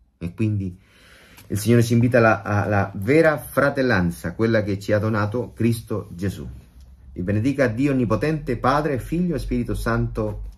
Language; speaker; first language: Italian; non-native, fluent; Spanish